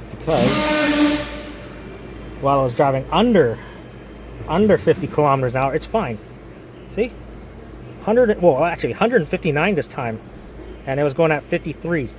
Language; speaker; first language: English; native; English